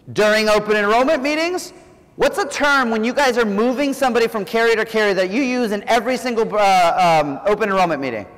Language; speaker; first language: English; native; English